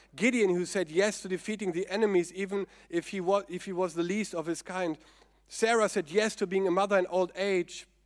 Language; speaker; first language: English; non-native, fluent; German